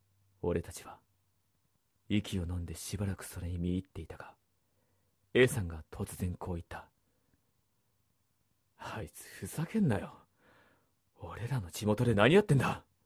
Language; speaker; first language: Japanese; native; Japanese